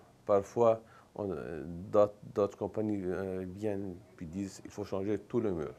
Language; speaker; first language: French; non-native, local second language; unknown